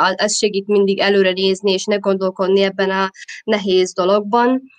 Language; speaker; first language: Hungarian; non-native, fluent; Somali